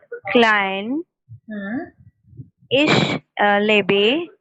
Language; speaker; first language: German; non-native, learner; Hindi